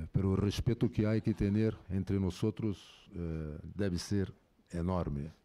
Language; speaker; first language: Spanish; non-native, fluent; Portuguese